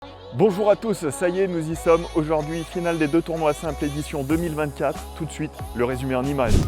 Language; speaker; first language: French; native; French